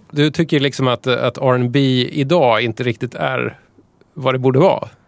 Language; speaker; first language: Swedish; native; Swedish